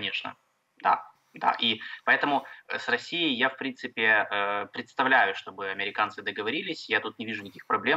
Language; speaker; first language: Russian; native; Russian